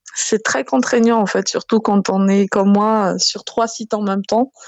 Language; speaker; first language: French; non-native, local second language; Malagasy